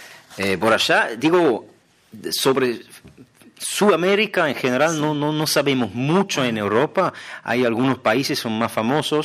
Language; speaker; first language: Spanish; non-native, fluent; German